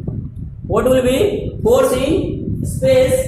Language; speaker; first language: English; non-native, local second language; Hindi